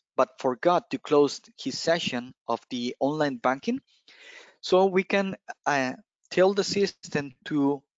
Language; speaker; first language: English; non-native, fluent; Spanish